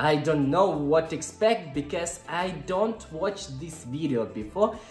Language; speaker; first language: English; non-native, learner; Russian